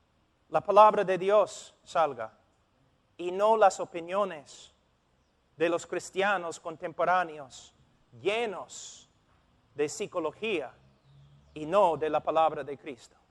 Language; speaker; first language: Spanish; non-native, fluent; English